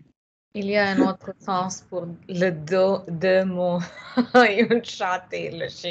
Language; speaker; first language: French; non-native, learner; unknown